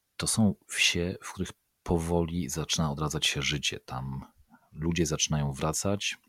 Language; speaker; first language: Polish; native; Polish